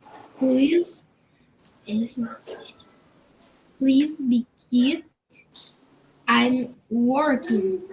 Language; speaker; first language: English; non-native, learner; Portuguese